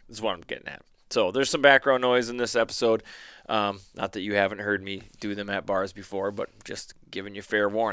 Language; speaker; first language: English; native; English